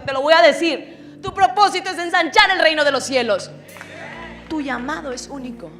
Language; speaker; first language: Spanish; native; Spanish